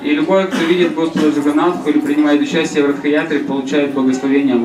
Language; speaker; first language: Russian; native; Russian